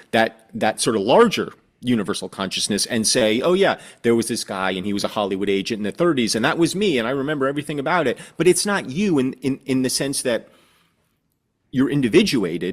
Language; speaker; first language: English; native; English